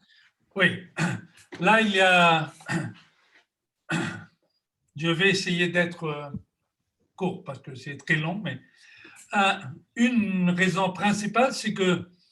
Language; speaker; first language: French; non-native, fluent; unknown